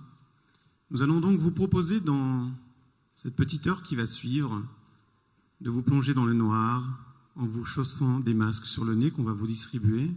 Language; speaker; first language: French; native; French